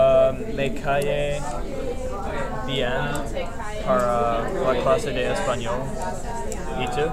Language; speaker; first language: Spanish; non-native, learner; English